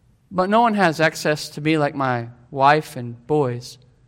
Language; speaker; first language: English; native; English